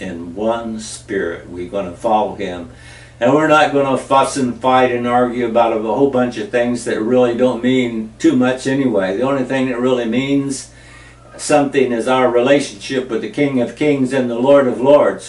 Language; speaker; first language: English; native; English